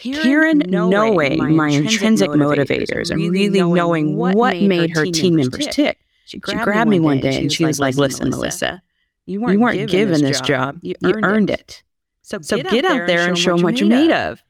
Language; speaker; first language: English; native; English